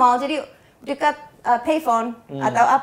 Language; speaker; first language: Indonesian; non-native, fluent; English